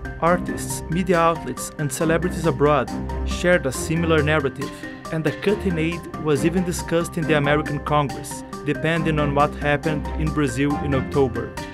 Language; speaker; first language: English; non-native, fluent; Portuguese